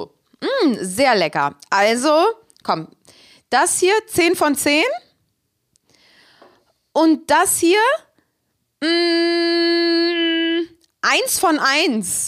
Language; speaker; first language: German; native; German